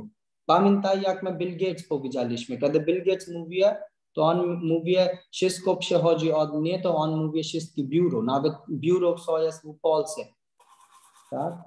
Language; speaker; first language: Polish; non-native, learner; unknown